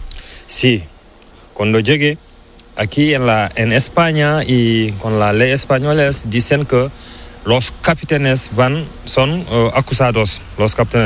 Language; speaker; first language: Spanish; non-native, learner; Fula